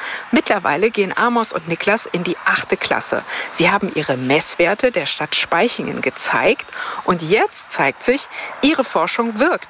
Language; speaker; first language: German; native; German